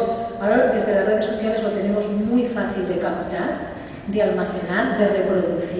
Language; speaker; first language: Spanish; native; Spanish